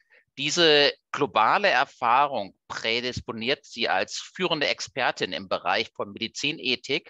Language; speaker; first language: German; native; German